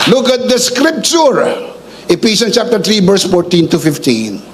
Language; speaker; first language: English; non-native, local second language; Filipino